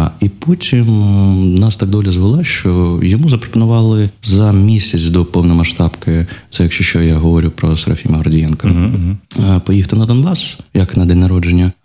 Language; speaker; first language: Ukrainian; non-native, local second language; Russian